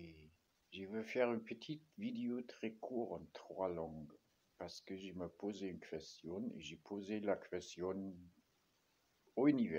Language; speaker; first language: French; non-native, fluent; German